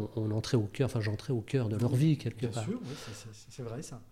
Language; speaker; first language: French; native; French